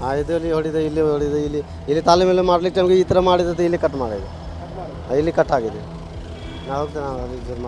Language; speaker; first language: Kannada; non-native, learner; Hindi